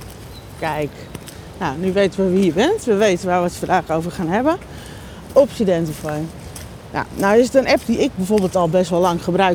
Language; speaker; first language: Dutch; native; Dutch